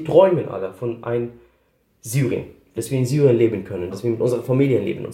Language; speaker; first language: German; non-native, learner; Arabic